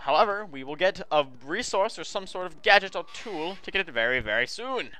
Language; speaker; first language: English; native; English